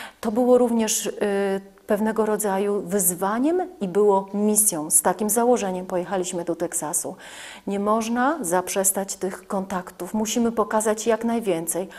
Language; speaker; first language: Polish; native; Polish